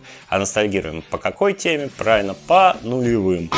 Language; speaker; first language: Russian; native; Russian